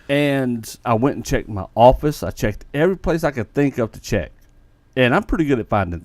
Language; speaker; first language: English; native; English